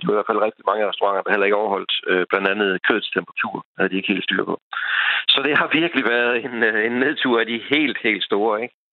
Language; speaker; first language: Danish; native; Danish